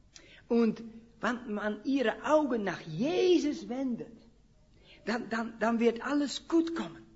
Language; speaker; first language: German; non-native, fluent; Dutch